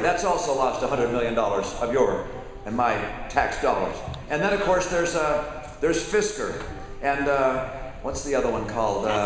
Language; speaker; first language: English; native; English